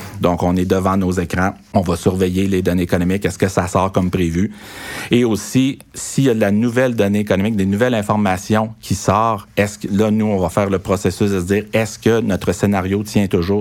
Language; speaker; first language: French; native; French